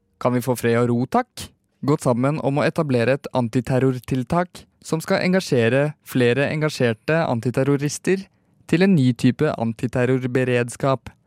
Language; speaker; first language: Norwegian; native; Norwegian